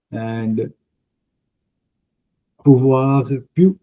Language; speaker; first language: French; non-native, fluent; Punjabi